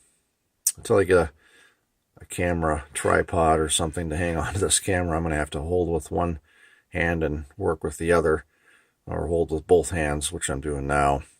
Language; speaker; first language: English; native; English